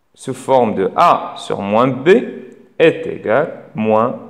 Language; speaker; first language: French; non-native, local second language; Arabic